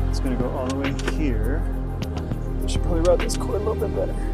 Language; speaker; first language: English; native; English